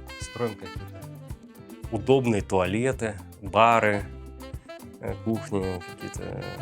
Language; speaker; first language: Russian; native; Russian